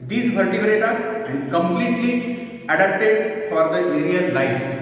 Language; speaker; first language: English; non-native, local second language; Marathi